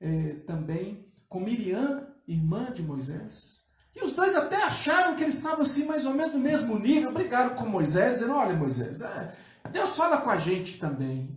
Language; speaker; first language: Portuguese; native; Portuguese